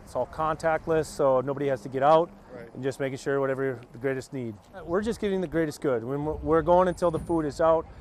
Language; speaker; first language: English; native; English